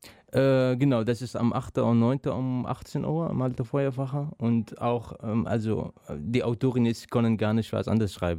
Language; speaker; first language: German; non-native, learner; Arabic